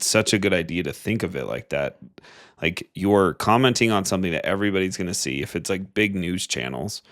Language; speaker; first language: English; native; English